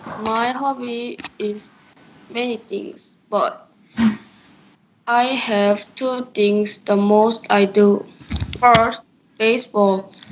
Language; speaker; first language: English; non-native, learner; Korean